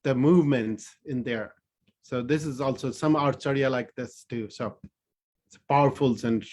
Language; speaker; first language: English; non-native, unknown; Newari